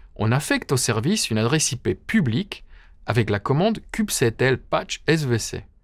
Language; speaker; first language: French; native; French